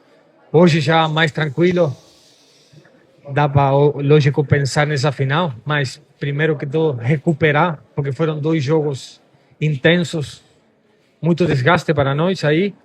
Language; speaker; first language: Portuguese; non-native, fluent; Spanish